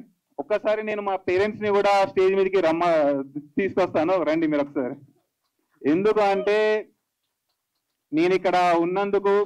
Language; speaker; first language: Telugu; native; Telugu